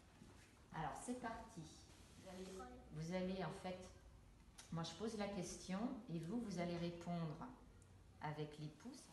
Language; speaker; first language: French; native; French